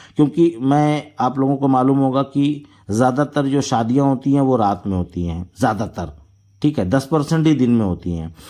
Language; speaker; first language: Hindi; native; Hindi